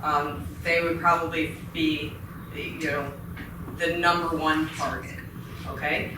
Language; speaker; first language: English; native; English